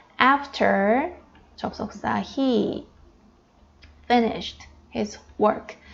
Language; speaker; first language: English; non-native, fluent; Korean